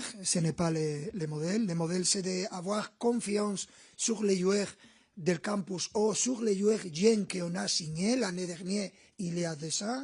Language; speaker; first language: French; non-native, learner; Spanish